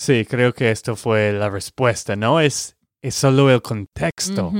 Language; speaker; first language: Spanish; non-native, learner; English